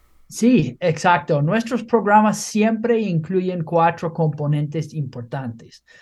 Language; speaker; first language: Spanish; non-native, fluent; English